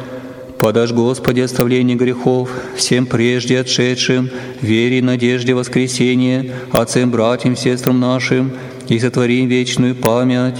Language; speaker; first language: Russian; native; Russian